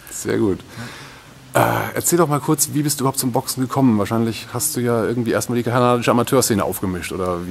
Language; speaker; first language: German; native; German